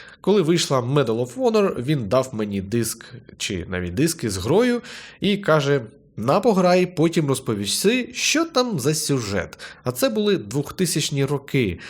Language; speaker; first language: Ukrainian; native; Ukrainian